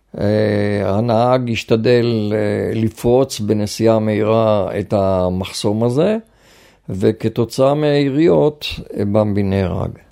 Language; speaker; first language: Hebrew; native; Hebrew